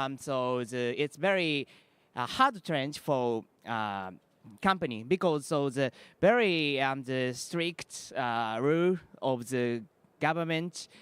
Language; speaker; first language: English; non-native, learner; Japanese